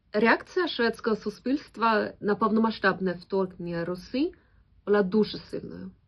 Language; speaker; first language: Ukrainian; non-native, fluent; Swedish